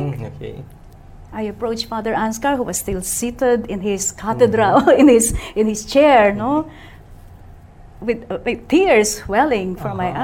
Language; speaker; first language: English; non-native, local second language; Pampanga